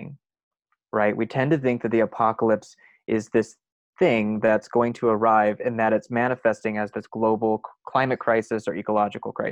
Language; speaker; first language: English; native; English